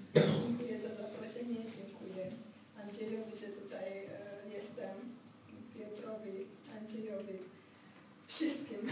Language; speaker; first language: Polish; non-native, fluent; Georgian